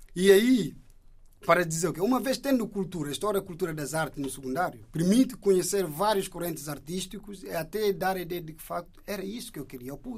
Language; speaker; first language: Portuguese; non-native, fluent; Indonesian